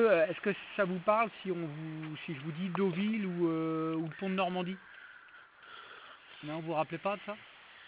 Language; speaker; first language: French; native; French